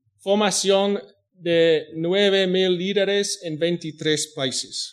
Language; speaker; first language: Spanish; non-native, fluent; English